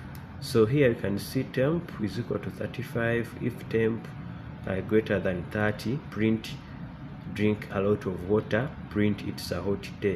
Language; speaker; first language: English; non-native, local second language; Ganda